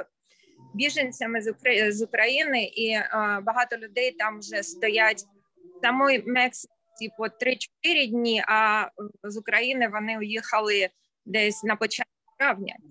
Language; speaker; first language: Ukrainian; non-native, local second language; Russian